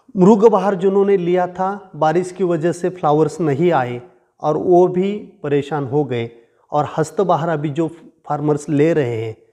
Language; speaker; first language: Hindi; non-native, local second language; Marathi